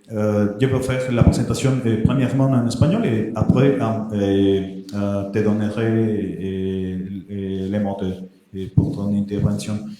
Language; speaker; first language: French; non-native, fluent; Spanish